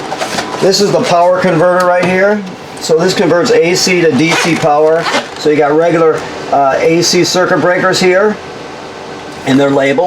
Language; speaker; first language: English; native; English